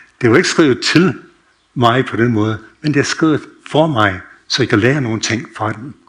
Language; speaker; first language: Danish; non-native, fluent; English